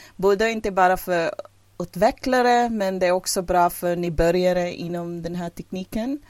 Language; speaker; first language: Swedish; non-native, fluent; Filipino